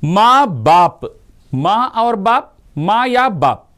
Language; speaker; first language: Hindi; non-native, local second language; Telugu